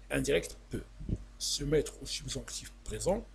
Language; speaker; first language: French; non-native, local second language; Arabic